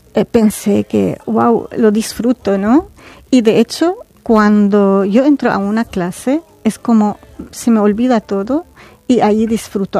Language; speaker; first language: Spanish; non-native, fluent; Arabic